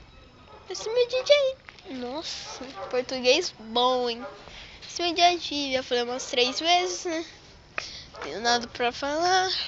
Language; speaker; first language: Portuguese; native; Portuguese